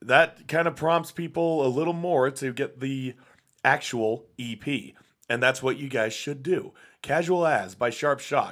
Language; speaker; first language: English; native; English